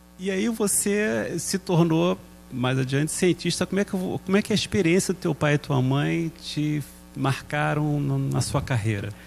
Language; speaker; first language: Portuguese; native; Portuguese